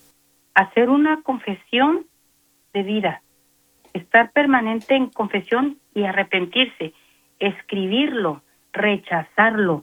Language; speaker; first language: Spanish; native; Spanish